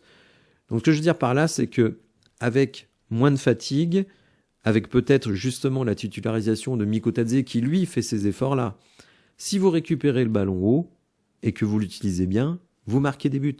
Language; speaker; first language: French; native; French